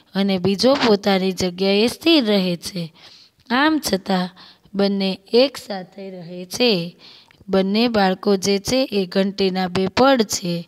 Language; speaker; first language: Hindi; non-native, local second language; Gujarati